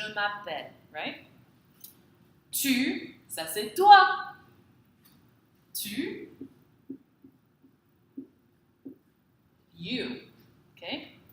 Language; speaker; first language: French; non-native, fluent; English